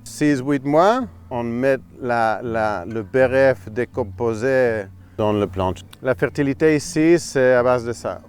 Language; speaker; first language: French; non-native, fluent; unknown